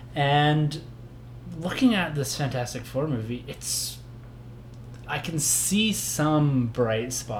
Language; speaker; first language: English; native; English